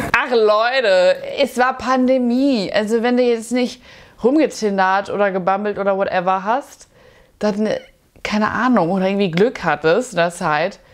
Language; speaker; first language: German; native; German